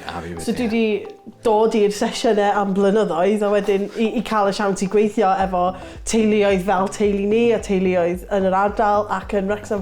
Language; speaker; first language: Welsh; non-native, local second language; English